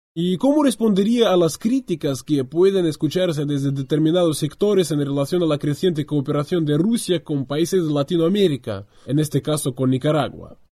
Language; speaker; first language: Spanish; non-native, fluent; Russian